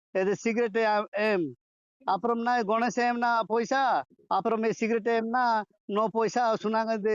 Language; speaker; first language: Tamil; non-native, learner; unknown